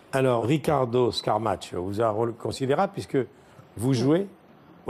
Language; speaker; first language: French; native; French